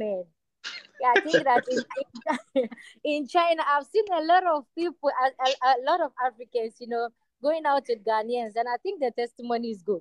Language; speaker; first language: English; non-native, local second language; Ewe